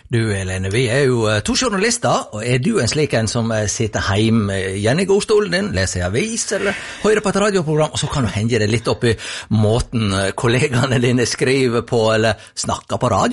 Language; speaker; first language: Norwegian; native; Norwegian